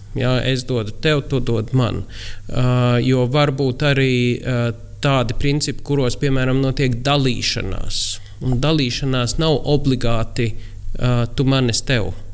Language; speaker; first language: Latvian; native; Latvian